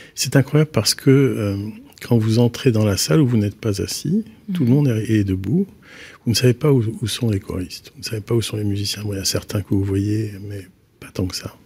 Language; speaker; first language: French; native; French